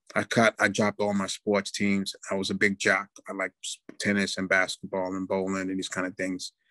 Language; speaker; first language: English; native; English